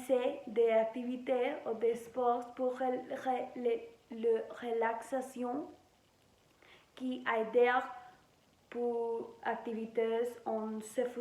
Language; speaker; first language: French; non-native, learner; Spanish